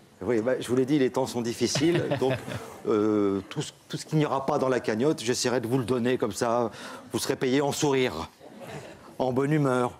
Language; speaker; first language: French; native; French